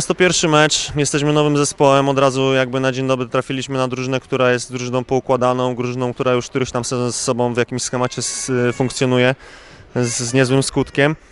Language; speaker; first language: Polish; native; Polish